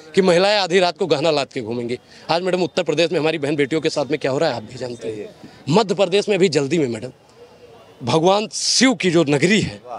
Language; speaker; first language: Hindi; native; Hindi